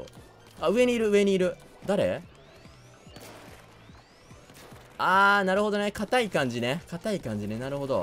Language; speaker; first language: Japanese; native; Japanese